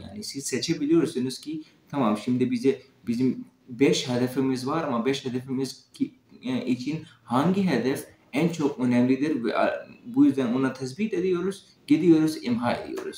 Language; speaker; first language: Turkish; non-native, fluent; Urdu